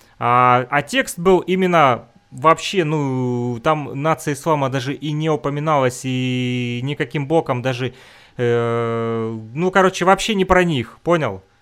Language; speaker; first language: Russian; native; Russian